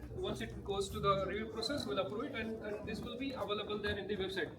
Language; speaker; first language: English; non-native, local second language; Marathi